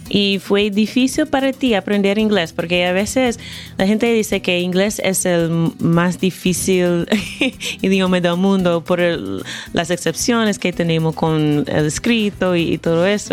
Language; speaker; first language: Spanish; non-native, fluent; English